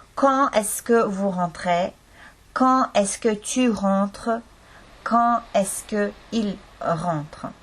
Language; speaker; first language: French; non-native, fluent; Estonian